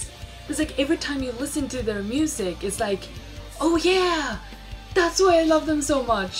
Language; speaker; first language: English; non-native, fluent; Swedish